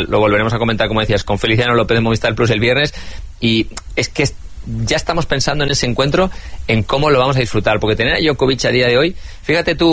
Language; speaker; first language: Spanish; native; Spanish